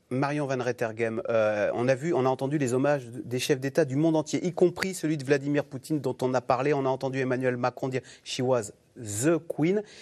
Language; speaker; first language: French; native; French